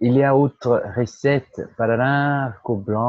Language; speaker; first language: French; non-native, fluent; Portuguese